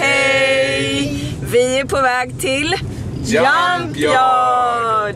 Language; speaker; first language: Swedish; native; Swedish